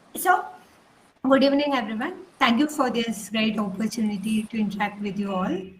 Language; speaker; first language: English; non-native, local second language; Malayalam